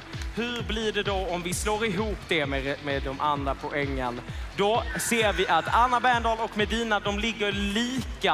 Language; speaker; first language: Swedish; native; Swedish